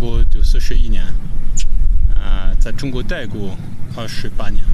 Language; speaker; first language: Chinese; non-native, fluent; French